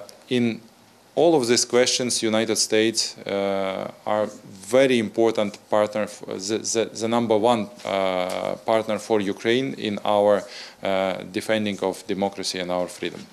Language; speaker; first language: English; non-native, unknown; Ukrainian